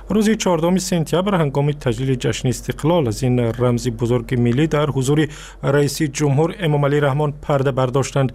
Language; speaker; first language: Persian; native; Persian